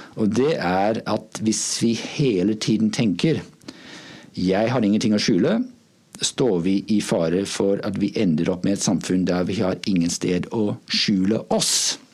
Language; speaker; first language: Norwegian; non-native, fluent; English